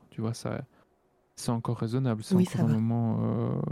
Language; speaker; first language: French; native; French